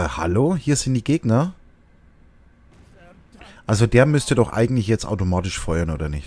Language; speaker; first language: German; native; German